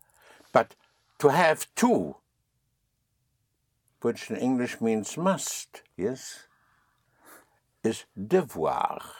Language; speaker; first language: English; non-native, fluent; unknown